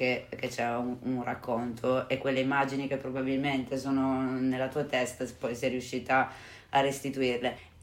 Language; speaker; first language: Italian; native; Italian